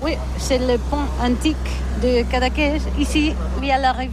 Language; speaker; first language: French; non-native, learner; Catalan